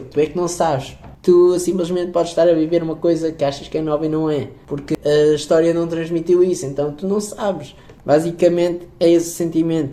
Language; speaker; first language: Portuguese; native; Portuguese